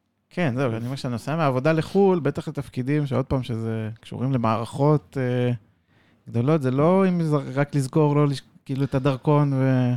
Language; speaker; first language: Hebrew; native; Hebrew